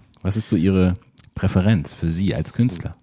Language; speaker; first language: German; native; German